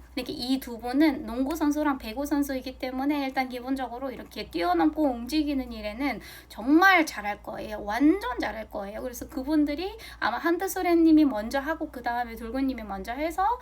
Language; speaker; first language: Korean; non-native, fluent; Mongolian